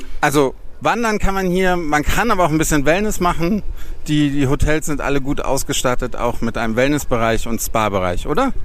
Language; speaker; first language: German; native; German